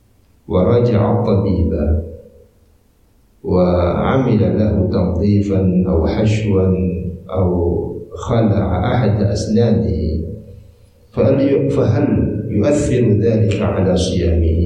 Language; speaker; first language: Arabic; non-native, fluent; Indonesian